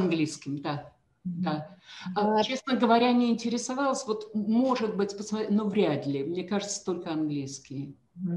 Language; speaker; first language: Russian; native; Russian